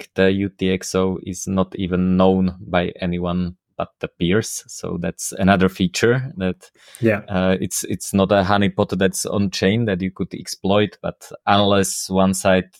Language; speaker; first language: English; non-native, fluent; Slovak